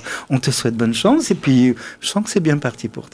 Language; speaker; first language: French; native; French